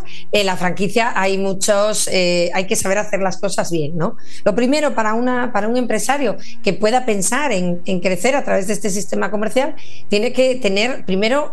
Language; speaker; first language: Spanish; native; Spanish